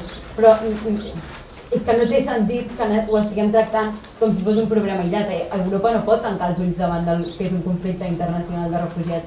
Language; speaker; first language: Catalan; native; Catalan